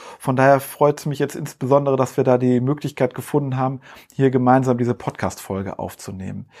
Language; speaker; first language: German; native; German